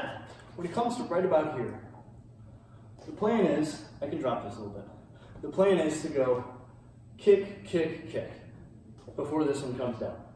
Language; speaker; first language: English; native; English